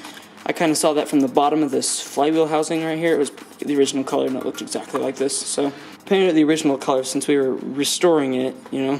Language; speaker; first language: English; native; English